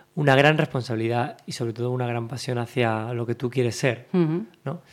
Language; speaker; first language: Spanish; native; Spanish